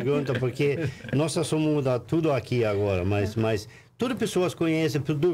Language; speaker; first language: Portuguese; non-native, learner; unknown